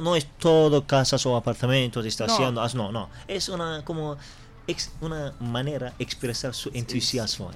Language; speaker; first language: Spanish; non-native, learner; Turkish